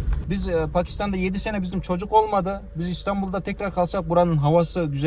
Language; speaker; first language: Turkish; non-native, local second language; Kazakh